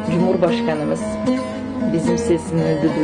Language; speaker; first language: Turkish; non-native, learner; Russian